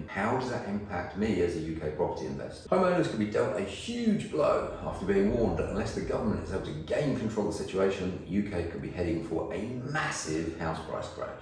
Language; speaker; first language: English; native; English